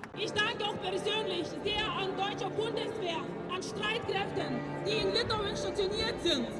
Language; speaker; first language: German; non-native, fluent; Lithuanian